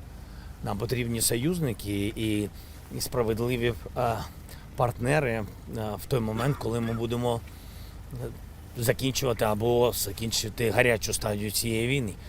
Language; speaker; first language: Ukrainian; non-native, local second language; Russian